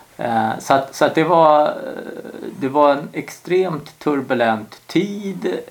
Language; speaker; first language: Swedish; early bilingual, other home language; Korean